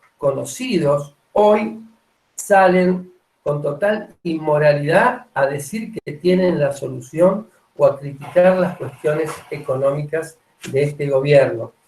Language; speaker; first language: Spanish; native; Spanish